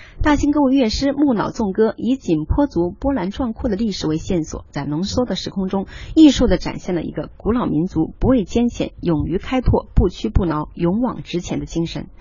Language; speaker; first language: Chinese; native; Chinese